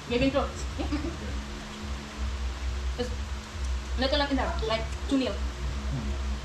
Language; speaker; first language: English; non-native, local second language; Cebuano